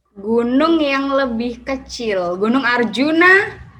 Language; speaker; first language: Indonesian; native; Indonesian